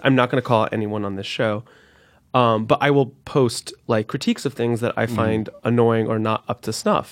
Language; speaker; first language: English; native; English